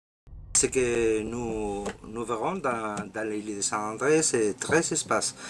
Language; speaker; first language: French; non-native, learner; Spanish